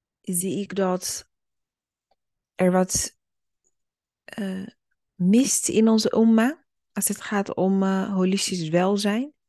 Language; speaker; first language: Dutch; early bilingual, other home language; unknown